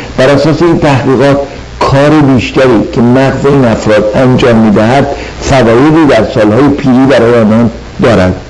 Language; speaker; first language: Persian; native; Persian